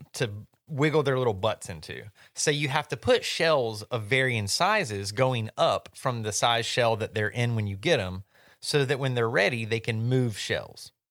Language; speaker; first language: English; native; English